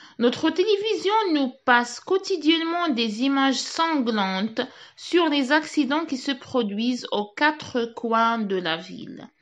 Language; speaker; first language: French; non-native, local second language; Arabic